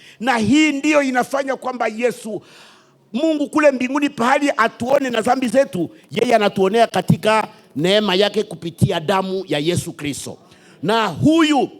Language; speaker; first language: Swahili; native; Swahili